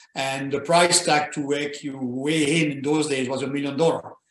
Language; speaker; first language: English; non-native, fluent; French